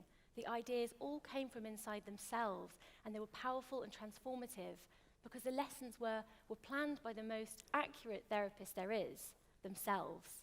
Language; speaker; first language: English; native; English